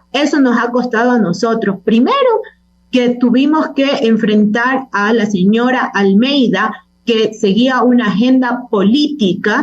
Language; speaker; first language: Spanish; native; Spanish